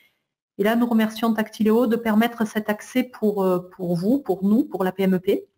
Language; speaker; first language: French; native; French